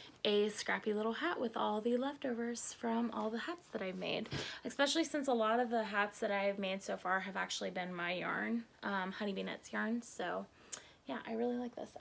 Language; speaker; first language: English; native; English